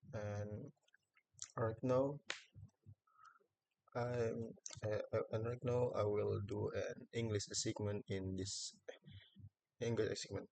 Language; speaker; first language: English; non-native, learner; Indonesian